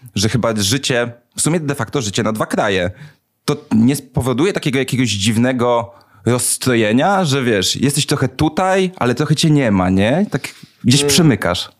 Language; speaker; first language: Polish; native; Polish